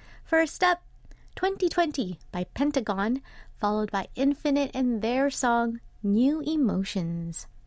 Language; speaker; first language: English; early bilingual, other home language; Korean